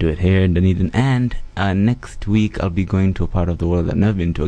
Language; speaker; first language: English; non-native, local second language; Swahili